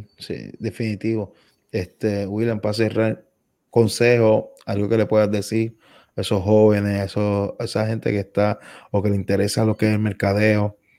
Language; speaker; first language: Spanish; native; Spanish